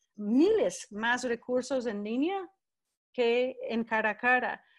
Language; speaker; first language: Spanish; non-native, fluent; English